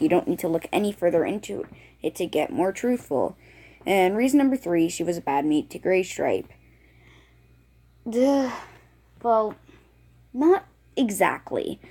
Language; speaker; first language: English; native; English